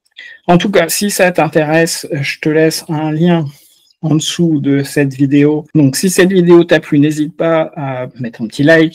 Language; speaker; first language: French; native; French